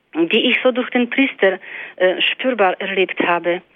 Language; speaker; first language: German; non-native, fluent; Polish